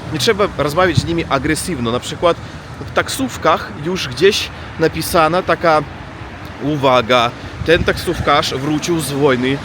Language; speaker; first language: Polish; non-native, learner; Russian